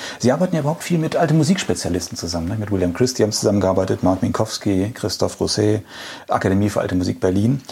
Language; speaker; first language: German; native; German